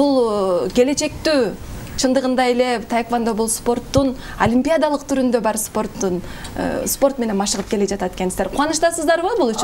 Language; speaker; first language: Kyrgyz; native; Kyrgyz